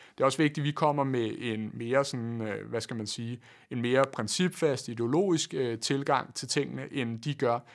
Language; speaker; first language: Danish; native; Danish